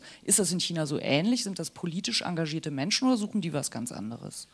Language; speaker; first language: German; native; German